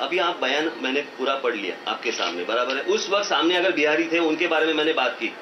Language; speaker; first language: Hindi; non-native, local second language; Marathi